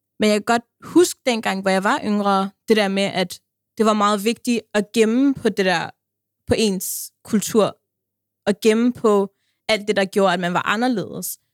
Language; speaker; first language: Danish; early bilingual, other home language; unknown